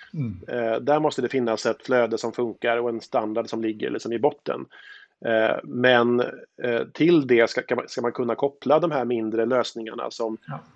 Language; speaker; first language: Swedish; native; Swedish